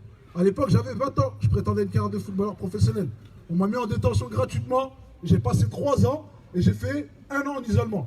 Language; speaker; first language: French; native; French